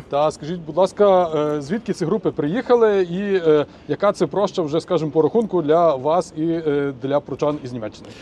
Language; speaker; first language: Ukrainian; native; Ukrainian